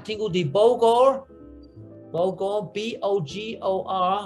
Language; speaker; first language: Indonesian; non-native, learner; English